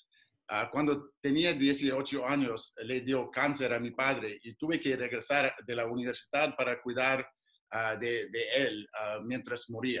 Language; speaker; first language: Spanish; non-native, fluent; English